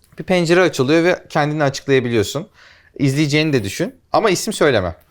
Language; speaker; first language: Turkish; native; Turkish